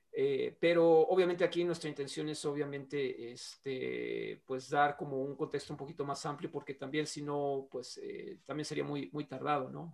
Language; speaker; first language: Spanish; native; Spanish